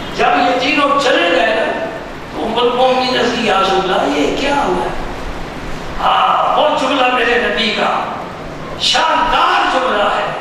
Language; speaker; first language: Urdu; non-native, local second language; Punjabi